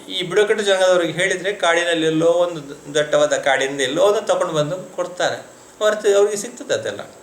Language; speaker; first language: Kannada; non-native, local second language; Malayalam